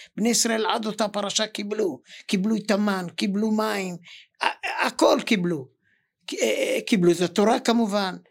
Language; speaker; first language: Hebrew; native; Hebrew